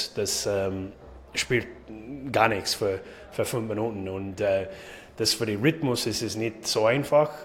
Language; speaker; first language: German; non-native, learner; English